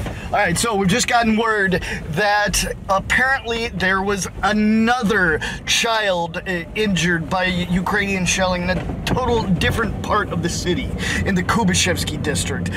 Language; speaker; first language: English; native; English